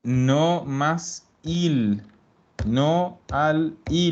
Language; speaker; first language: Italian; non-native, fluent; Spanish